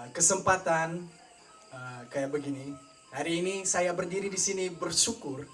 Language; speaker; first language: Indonesian; non-native, fluent; Dutch